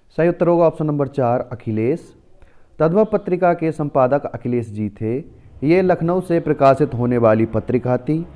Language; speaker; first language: Hindi; native; Hindi